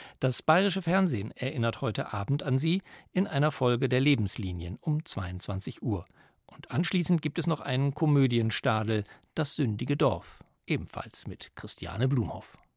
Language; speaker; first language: German; native; German